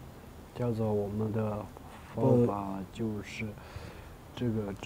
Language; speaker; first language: Chinese; non-native, local second language; Tibetan